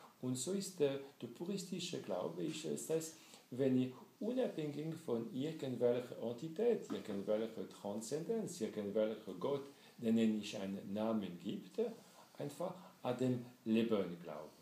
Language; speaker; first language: German; non-native, fluent; French